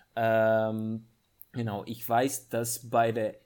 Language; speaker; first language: German; non-native, fluent; Italian